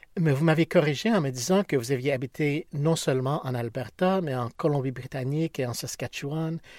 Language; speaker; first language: French; native; French